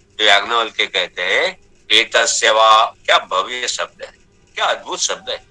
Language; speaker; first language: Hindi; non-native, local second language; Gujarati